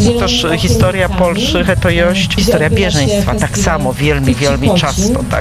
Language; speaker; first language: Polish; non-native, local second language; Belarusian